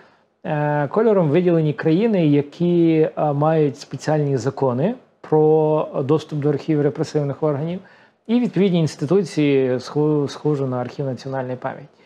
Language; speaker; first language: Ukrainian; native; Ukrainian